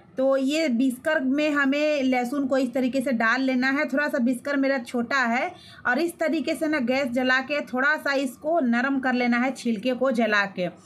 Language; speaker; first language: Hindi; native; Hindi